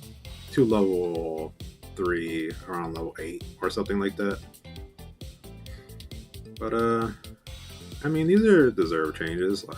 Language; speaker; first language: English; native; English